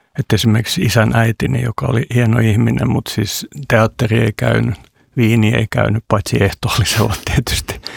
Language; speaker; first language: Finnish; non-native, local second language; Swedish